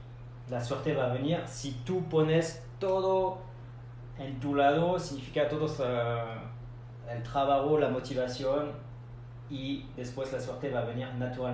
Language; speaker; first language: Spanish; non-native, fluent; French